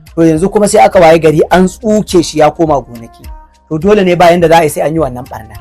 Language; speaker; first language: Hausa; non-native, local second language; Fula